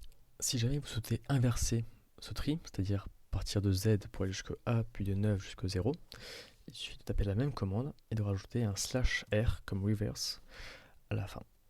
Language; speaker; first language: French; native; French